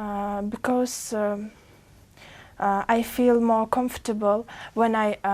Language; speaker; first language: English; non-native, learner; Uzbek